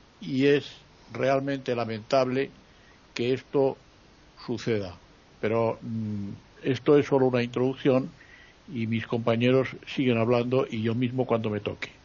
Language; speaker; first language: Spanish; native; Spanish